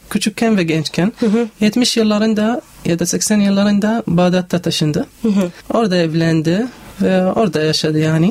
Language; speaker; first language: Turkish; non-native, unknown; Arabic